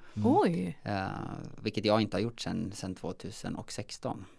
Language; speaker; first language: Swedish; native; Swedish